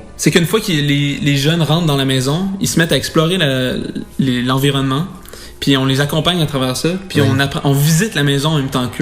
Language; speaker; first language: French; native; French